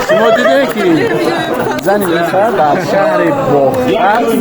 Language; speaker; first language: Russian; non-native, local second language; Tajik